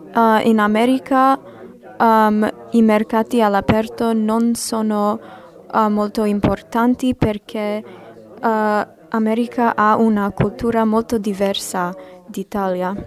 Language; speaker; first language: Italian; non-native, learner; English